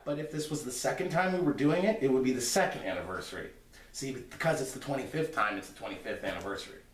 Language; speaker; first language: English; native; English